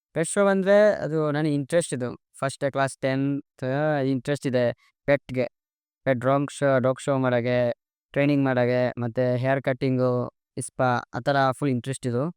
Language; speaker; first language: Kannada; non-native, learner; Assamese